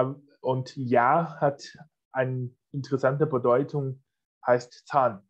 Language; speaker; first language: German; non-native, fluent; Chinese